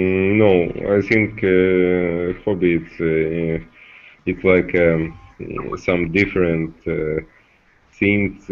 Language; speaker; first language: English; non-native, learner; Russian